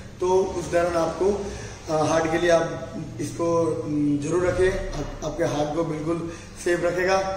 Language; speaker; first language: Hindi; non-native, local second language; Bangla